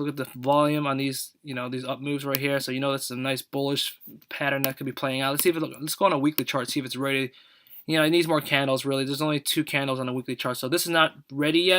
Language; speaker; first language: English; native; English